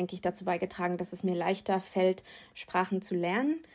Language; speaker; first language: German; native; German